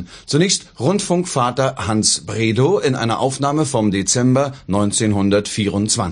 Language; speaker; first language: German; native; German